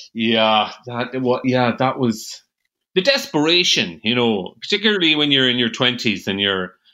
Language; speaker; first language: English; native; English